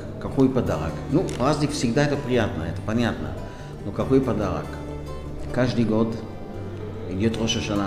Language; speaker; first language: Russian; non-native, fluent; Hebrew